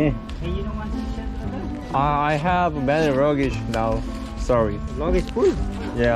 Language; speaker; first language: English; non-native, learner; Korean